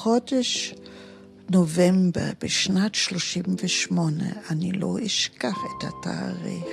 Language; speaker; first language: Hebrew; non-native, fluent; German